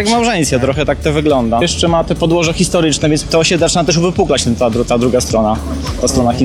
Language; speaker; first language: Polish; native; Polish